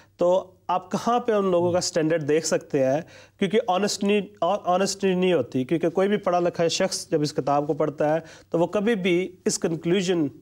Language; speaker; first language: Urdu; non-native, local second language; Punjabi